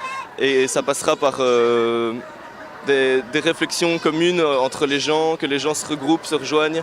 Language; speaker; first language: French; native; French